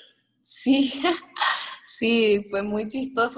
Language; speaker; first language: Spanish; early bilingual, heritage; Spanish